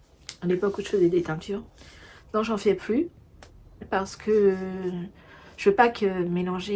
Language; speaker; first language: French; native; French